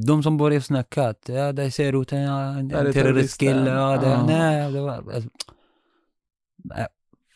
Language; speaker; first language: Swedish; non-native, learner; Arabic